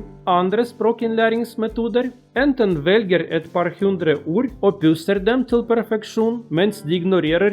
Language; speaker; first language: Norwegian; non-native, learner; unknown